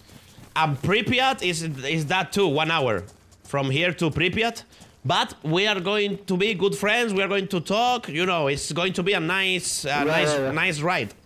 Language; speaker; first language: English; non-native, fluent; Spanish